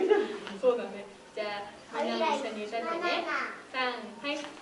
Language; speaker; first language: Japanese; native; Japanese